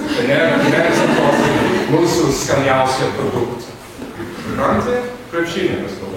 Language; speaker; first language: Lithuanian; non-native, fluent; English